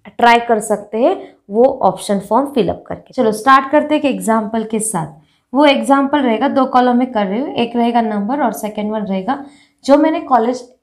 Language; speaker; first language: Hindi; non-native, local second language; Marathi